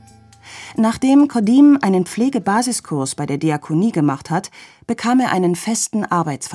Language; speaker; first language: German; native; German